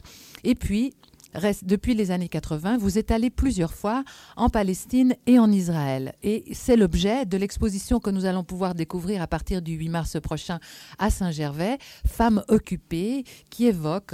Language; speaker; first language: French; native; French